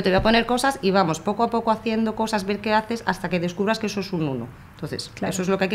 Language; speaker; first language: Spanish; native; Spanish